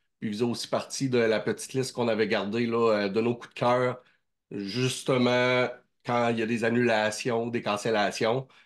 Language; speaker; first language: French; native; French